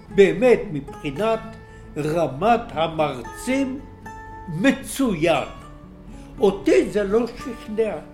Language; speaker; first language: Hebrew; native; Hebrew